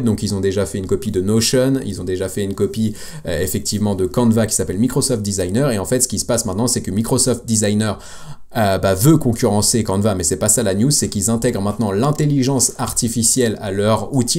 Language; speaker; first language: French; native; French